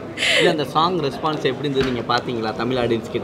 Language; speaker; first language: Tamil; native; Tamil